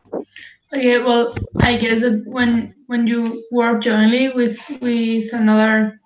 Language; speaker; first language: English; non-native, fluent; Spanish